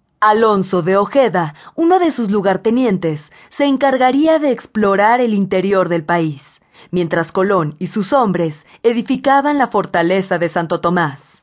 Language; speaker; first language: Spanish; native; Spanish